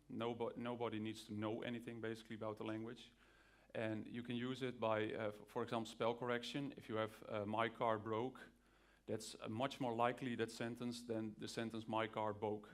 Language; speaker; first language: English; non-native, fluent; Dutch